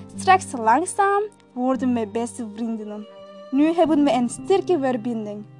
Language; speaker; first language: Dutch; non-native, learner; Turkish